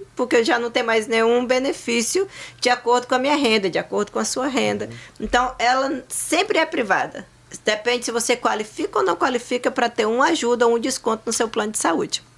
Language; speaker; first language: Portuguese; native; Portuguese